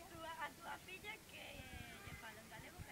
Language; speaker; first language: Galician; non-native, local second language; Spanish